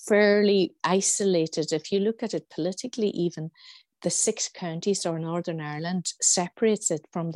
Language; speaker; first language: English; native; English